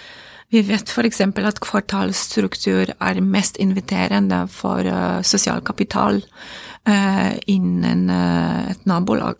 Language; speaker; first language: Norwegian; non-native, fluent; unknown